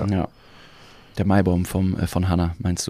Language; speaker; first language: German; native; German